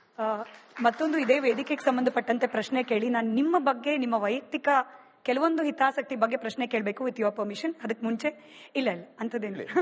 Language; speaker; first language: Kannada; native; Kannada